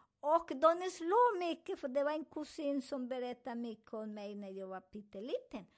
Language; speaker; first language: Swedish; non-native, learner; Spanish